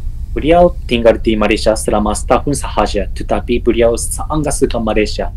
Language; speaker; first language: Malay; non-native, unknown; Japanese